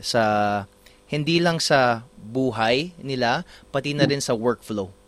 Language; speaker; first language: Filipino; non-native, fluent; English